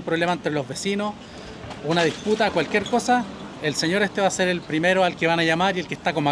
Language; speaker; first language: Spanish; native; Spanish